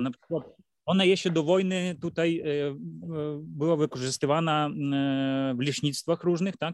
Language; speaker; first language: Polish; non-native, fluent; Ukrainian